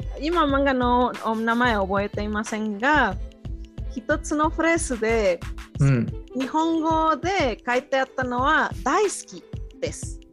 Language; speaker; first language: Japanese; non-native, fluent; Spanish